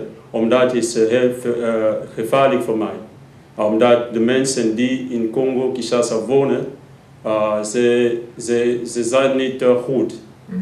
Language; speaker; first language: Dutch; non-native, learner; Lingala